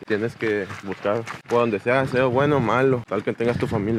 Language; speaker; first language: Spanish; native; Spanish